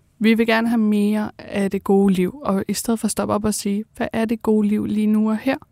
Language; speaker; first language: Danish; early bilingual, other home language; Persian